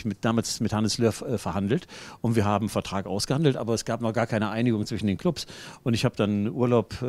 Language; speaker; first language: German; native; German